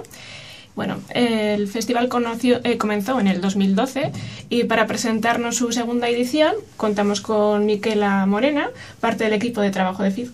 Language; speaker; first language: Spanish; native; Spanish